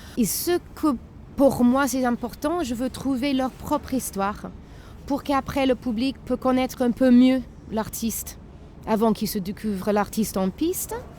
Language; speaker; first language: French; non-native, fluent; English